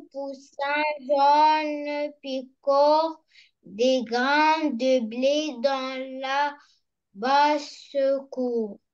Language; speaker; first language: French; non-native, learner; Arabic